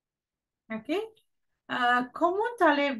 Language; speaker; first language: French; non-native, fluent; Sinhala